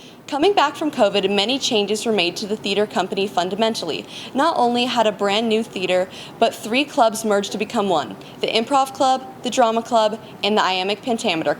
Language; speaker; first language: English; native; English